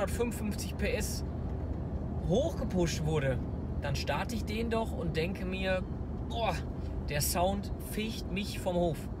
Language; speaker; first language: German; native; German